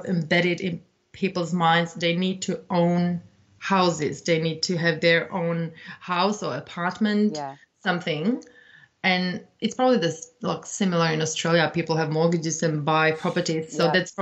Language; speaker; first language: English; non-native, fluent; Czech